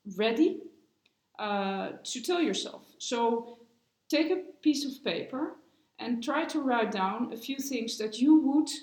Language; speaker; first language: English; non-native, fluent; Dutch